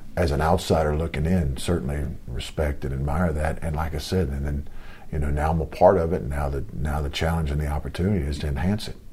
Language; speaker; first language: English; native; English